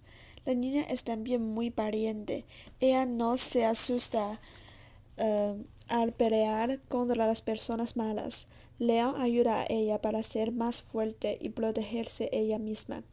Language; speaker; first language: Spanish; non-native, learner; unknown